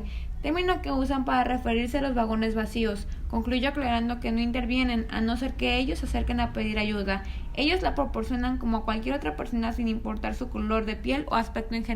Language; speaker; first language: Spanish; native; Spanish